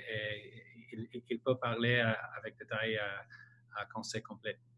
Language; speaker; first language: French; non-native, local second language; English